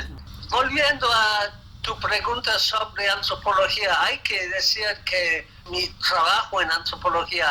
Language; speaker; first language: Spanish; non-native, fluent; English